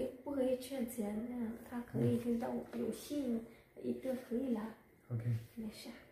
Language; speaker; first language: Chinese; non-native, learner; Vietnamese